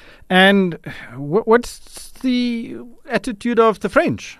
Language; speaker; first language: English; non-native, local second language; Afrikaans